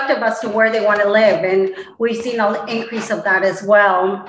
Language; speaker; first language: English; native; English